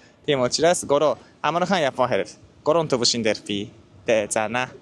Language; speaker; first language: Mongolian; non-native, learner; Japanese